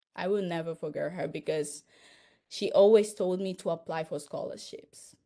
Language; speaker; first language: English; non-native, fluent; Portuguese